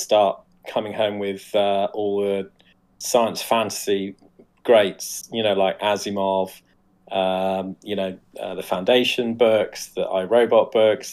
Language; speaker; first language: English; native; English